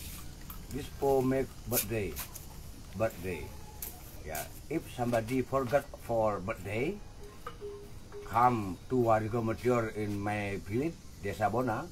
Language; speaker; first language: English; non-native, learner; Balinese